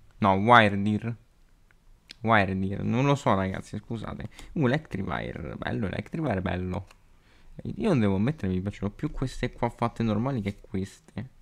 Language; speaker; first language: Italian; native; Italian